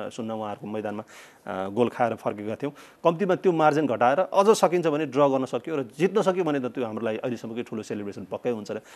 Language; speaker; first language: Nepali; native; Nepali